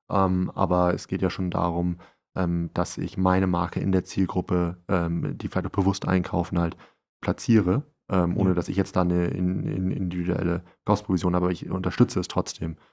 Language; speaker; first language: German; native; German